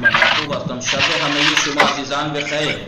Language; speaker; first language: Persian; non-native, fluent; Urdu